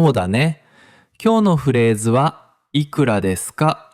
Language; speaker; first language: Japanese; native; Japanese